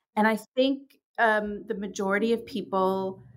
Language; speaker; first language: English; native; English